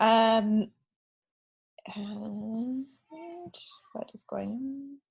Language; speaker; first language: English; native; English